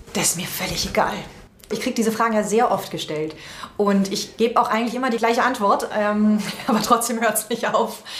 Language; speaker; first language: German; native; German